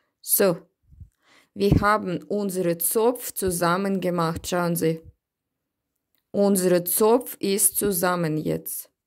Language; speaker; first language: German; non-native, learner; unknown